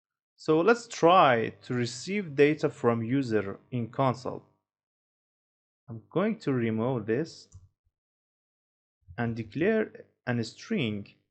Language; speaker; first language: English; non-native, fluent; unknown